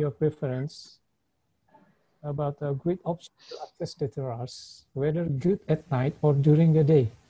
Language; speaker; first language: English; non-native, learner; Indonesian